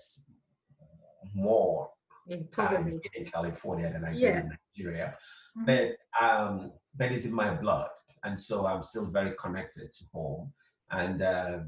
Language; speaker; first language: English; non-native, local second language; Igbo